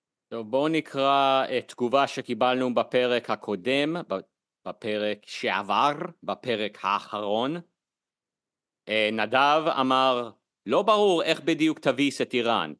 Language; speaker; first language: Hebrew; non-native, fluent; English